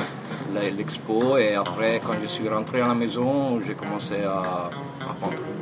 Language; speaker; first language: French; non-native, fluent; Italian